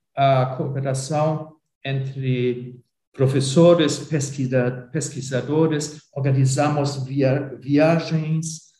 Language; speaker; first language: Portuguese; non-native, fluent; German